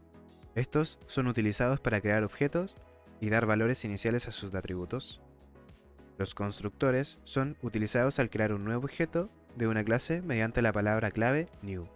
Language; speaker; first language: Spanish; native; Spanish